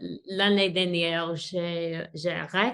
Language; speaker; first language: French; non-native, learner; English